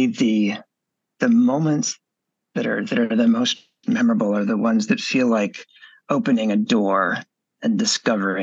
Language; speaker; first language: English; native; English